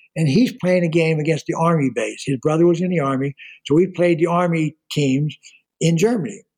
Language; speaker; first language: English; native; English